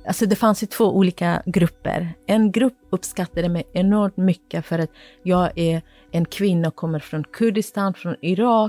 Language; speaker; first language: Swedish; non-native, fluent; Kurdish